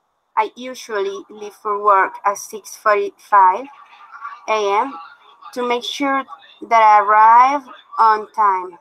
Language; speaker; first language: English; non-native, learner; Spanish